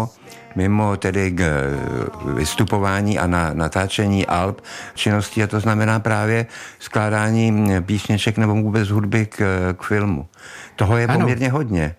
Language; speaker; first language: Czech; native; Czech